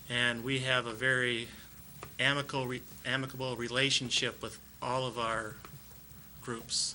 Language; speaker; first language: English; native; English